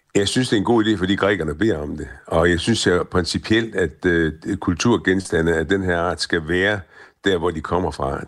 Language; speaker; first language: Danish; native; Danish